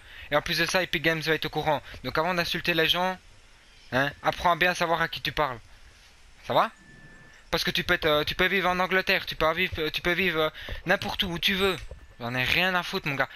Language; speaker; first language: French; native; French